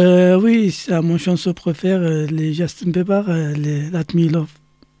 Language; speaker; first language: French; non-native, learner; Arabic